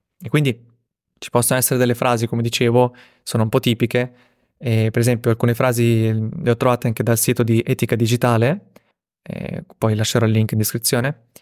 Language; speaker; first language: Italian; early bilingual, other home language; Russian